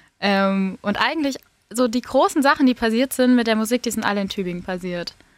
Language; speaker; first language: German; native; German